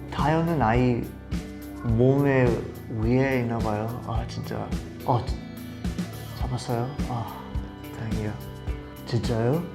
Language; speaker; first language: Korean; non-native, fluent; English